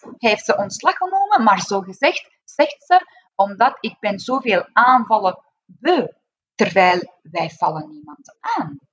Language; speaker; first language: Dutch; non-native, fluent; Persian